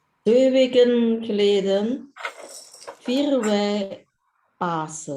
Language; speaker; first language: Dutch; non-native, fluent; Indonesian